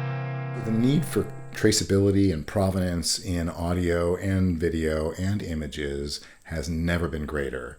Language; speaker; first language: English; native; English